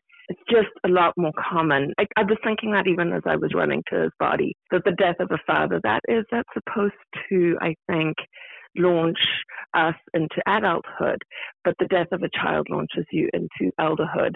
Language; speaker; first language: English; native; English